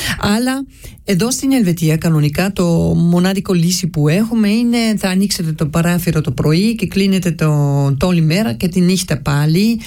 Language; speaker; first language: Greek; early bilingual, heritage; Greek